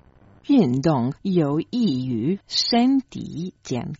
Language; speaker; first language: Chinese; non-native, learner; Croatian